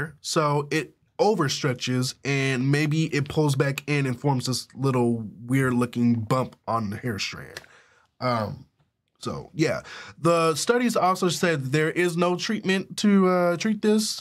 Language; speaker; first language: English; native; English